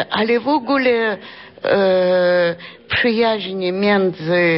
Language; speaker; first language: Polish; non-native, fluent; Russian